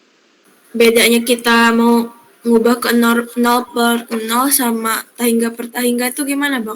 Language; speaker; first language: Indonesian; native; Indonesian